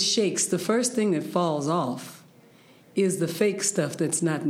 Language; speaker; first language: English; native; English